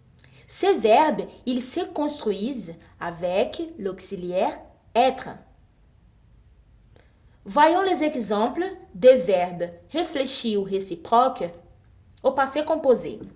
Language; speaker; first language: French; non-native, fluent; Portuguese